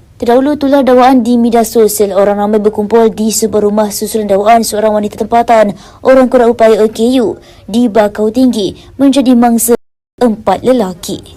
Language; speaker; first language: Malay; native; Malay